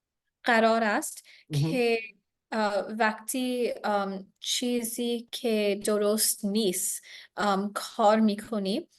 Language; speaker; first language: Persian; non-native, learner; English